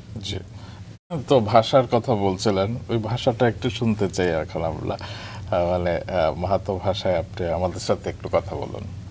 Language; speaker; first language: Bangla; native; Bangla